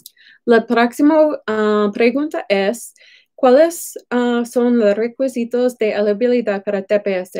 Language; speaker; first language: Spanish; non-native, fluent; English